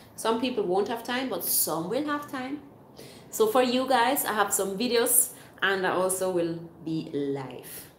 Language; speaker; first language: English; non-native, fluent; Swiss German